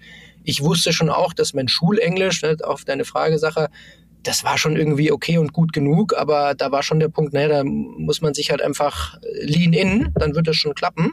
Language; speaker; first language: German; native; German